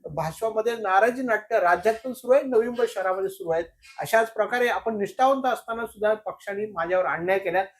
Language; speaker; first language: Marathi; native; Marathi